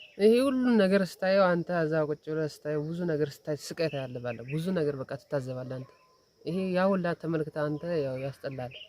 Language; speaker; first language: Amharic; non-native, local second language; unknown